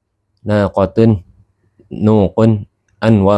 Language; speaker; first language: Arabic; non-native, learner; Indonesian